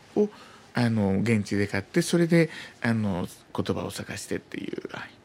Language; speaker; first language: Japanese; native; Japanese